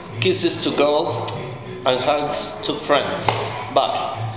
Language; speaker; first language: English; non-native, fluent; Spanish